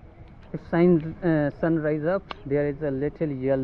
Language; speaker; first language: English; non-native, learner; Hindi